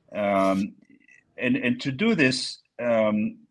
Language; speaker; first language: English; non-native, fluent; French